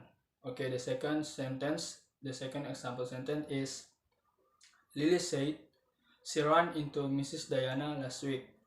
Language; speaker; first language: English; non-native, learner; Indonesian